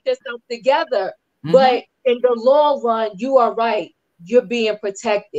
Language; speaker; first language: English; native; English